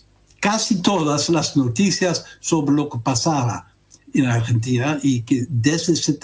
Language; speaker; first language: Spanish; non-native, fluent; Dutch